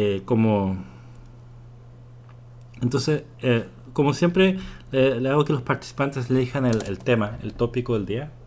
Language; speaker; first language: Spanish; non-native, fluent; Korean